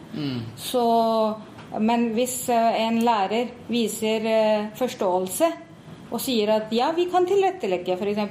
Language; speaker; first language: Norwegian; non-native, fluent; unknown